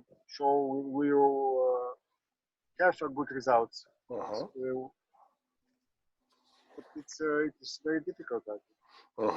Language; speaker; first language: English; non-native, learner; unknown